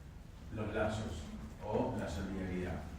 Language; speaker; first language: Spanish; native; Spanish